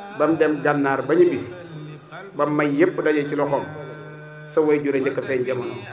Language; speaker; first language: Wolof; native; Wolof